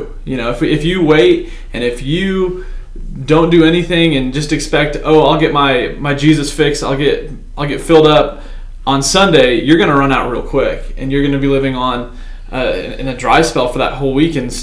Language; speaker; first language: English; native; English